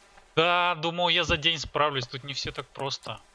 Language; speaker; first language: Russian; native; Russian